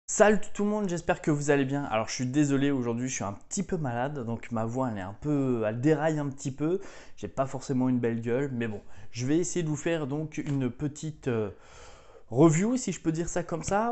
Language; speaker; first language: French; native; French